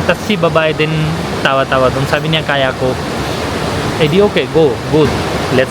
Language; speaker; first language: Filipino; non-native, learner; Punjabi